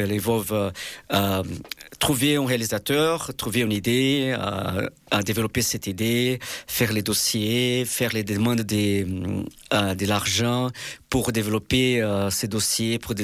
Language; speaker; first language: French; non-native, fluent; Portuguese